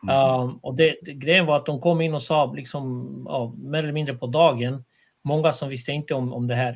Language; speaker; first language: Swedish; non-native, fluent; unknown